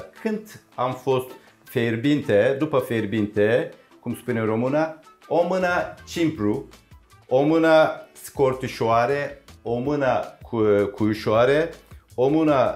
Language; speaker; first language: Romanian; non-native, learner; Turkish